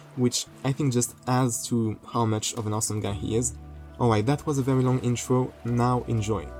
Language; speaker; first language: English; non-native, fluent; French